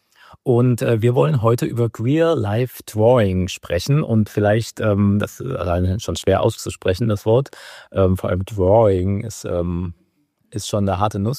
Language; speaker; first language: German; native; German